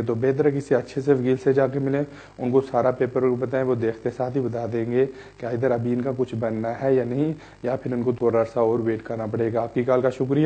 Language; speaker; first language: Urdu; native; Urdu